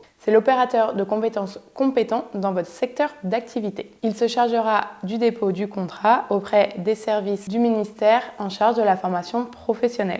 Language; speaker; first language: French; native; French